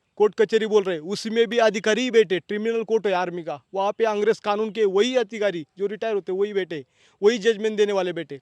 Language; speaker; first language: Hindi; non-native, local second language; Marathi